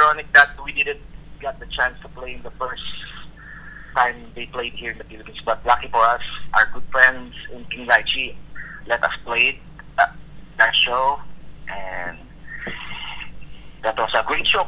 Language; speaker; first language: English; non-native, local second language; Filipino